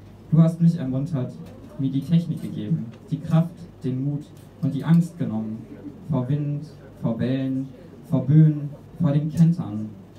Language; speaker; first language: German; native; German